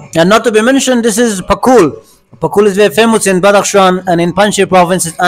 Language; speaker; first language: English; non-native, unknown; Persian